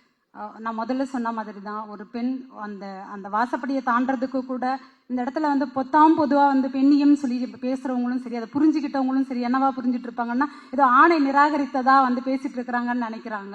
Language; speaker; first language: Tamil; native; Tamil